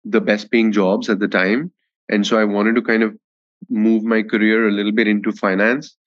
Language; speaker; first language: English; non-native, local second language; Hindi